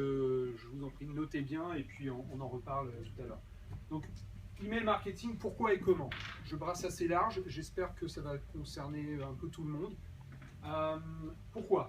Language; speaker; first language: French; native; French